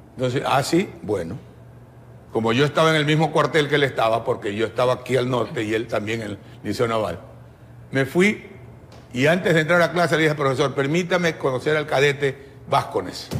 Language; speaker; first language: Spanish; native; Spanish